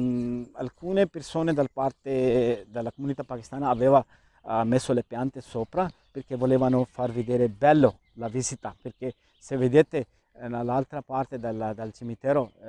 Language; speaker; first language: Italian; non-native, learner; Urdu